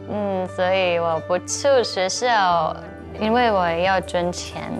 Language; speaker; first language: Chinese; non-native, learner; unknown